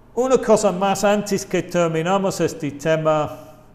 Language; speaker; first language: Spanish; non-native, fluent; English